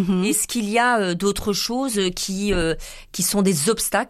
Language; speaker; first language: French; native; French